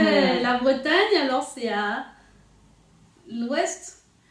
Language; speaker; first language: French; native; French